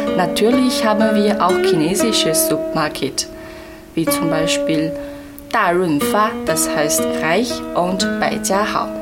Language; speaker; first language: German; non-native, learner; Chinese